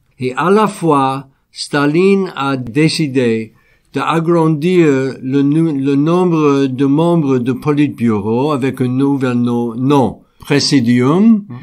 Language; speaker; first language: French; non-native, fluent; English